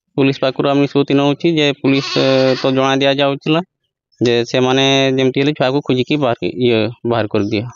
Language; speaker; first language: Odia; non-native, local second language; Santali